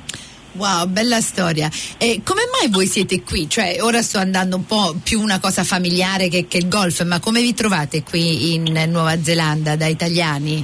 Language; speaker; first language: Italian; early bilingual, heritage; Italian